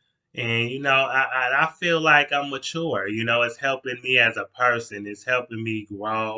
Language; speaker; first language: English; native; English